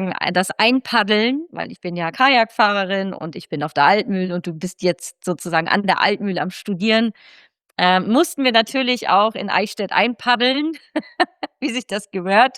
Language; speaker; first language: German; native; German